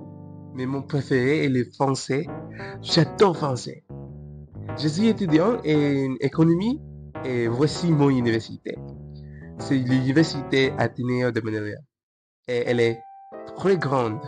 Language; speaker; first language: French; non-native, learner; Filipino